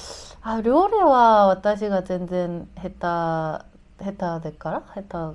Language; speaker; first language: Japanese; non-native, learner; Korean